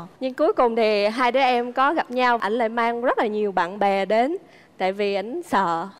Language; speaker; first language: Vietnamese; native; Vietnamese